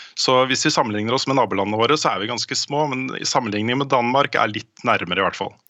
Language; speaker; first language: Norwegian; native; Norwegian